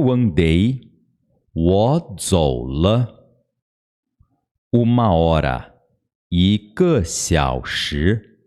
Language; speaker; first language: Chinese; non-native, fluent; Portuguese